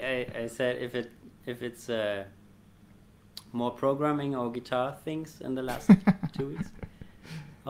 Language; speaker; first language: English; non-native, fluent; German